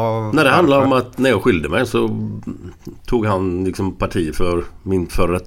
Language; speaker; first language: Swedish; native; Swedish